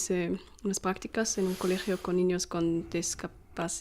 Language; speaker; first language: Spanish; non-native, fluent; German